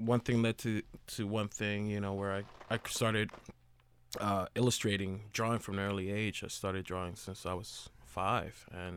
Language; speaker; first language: English; native; English